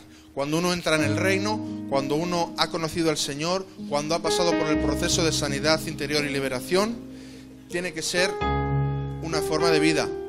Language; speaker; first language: Spanish; native; Spanish